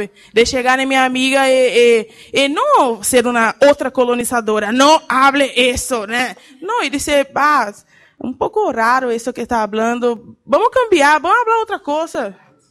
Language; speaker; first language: Spanish; non-native, learner; Portuguese